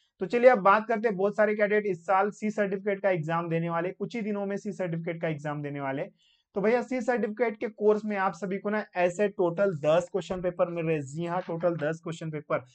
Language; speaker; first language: Hindi; non-native, local second language; Marathi